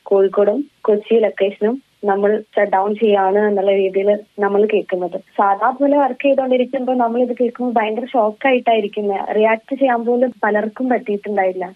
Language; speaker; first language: Malayalam; native; Malayalam